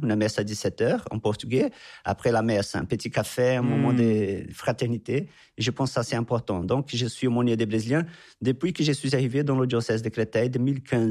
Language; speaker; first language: French; non-native, fluent; Portuguese